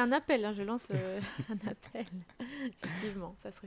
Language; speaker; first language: French; native; French